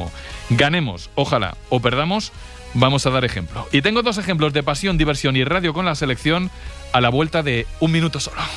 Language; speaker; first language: Spanish; native; Spanish